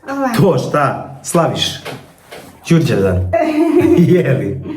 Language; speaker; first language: Croatian; native; Croatian